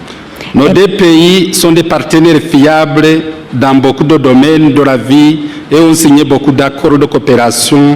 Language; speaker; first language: French; non-native, local second language; Rundi